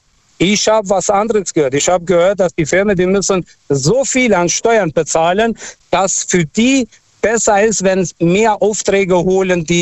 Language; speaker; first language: German; non-native, fluent; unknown